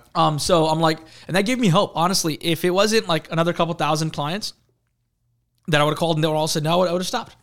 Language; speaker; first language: English; early bilingual, other home language; Urdu